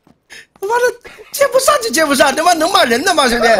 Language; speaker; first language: Chinese; native; Chinese